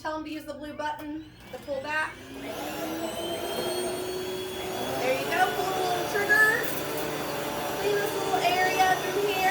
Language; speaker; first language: English; native; English